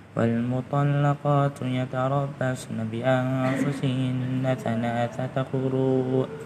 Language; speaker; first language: Arabic; non-native, learner; Indonesian